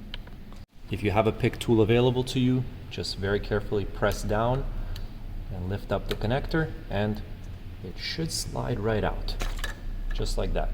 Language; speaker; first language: English; native; English